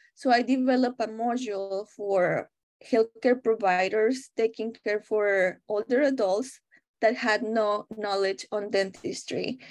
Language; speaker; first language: English; non-native, fluent; Spanish